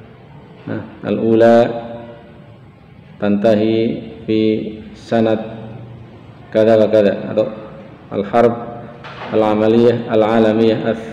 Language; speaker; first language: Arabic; non-native, fluent; Indonesian